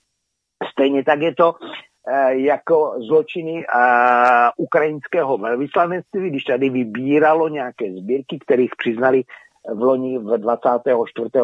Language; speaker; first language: Czech; native; Czech